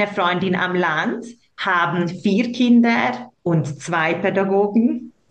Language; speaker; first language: German; non-native, local second language; Hungarian